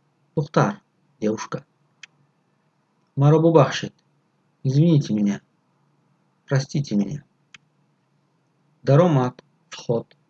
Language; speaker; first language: Russian; non-native, fluent; Tajik